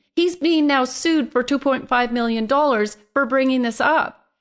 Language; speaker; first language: English; native; English